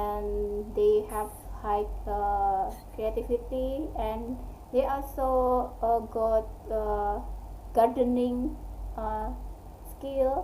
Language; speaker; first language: English; non-native, learner; Indonesian